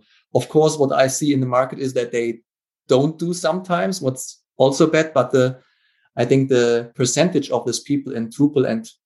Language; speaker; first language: English; non-native, fluent; German